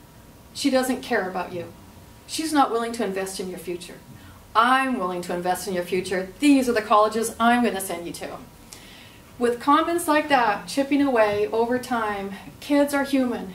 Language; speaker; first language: English; native; English